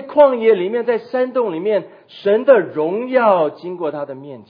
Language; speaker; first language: Chinese; native; Chinese